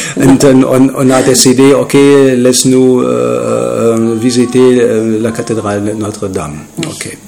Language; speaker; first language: French; non-native, learner; German